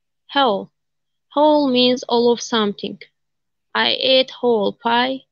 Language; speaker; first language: English; non-native, learner; Azerbaijani